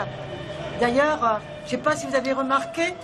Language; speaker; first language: French; native; French